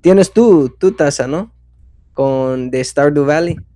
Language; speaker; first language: Spanish; non-native, fluent; English